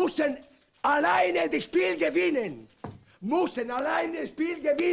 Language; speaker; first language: German; non-native, learner; Italian